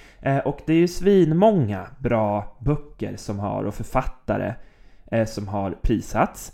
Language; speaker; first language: Swedish; native; Swedish